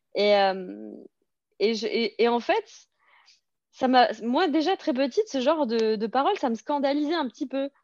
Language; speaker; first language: French; early bilingual, other home language; Serbian